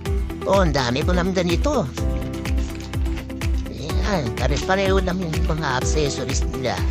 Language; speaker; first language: Filipino; native; Filipino